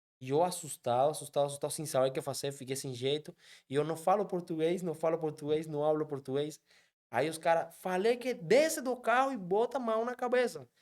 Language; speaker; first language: Portuguese; non-native, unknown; Spanish